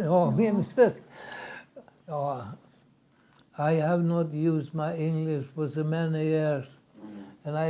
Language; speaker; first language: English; non-native, learner; Swedish